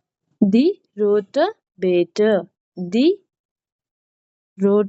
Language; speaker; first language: German; non-native, learner; Nepali